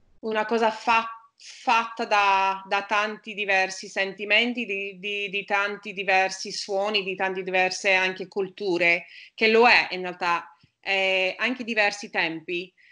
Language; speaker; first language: Italian; non-native, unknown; English